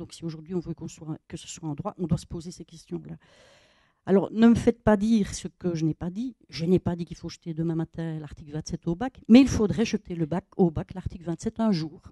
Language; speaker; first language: French; native; French